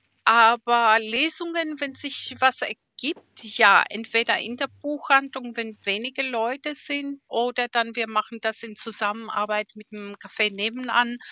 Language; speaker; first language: German; early bilingual, heritage; German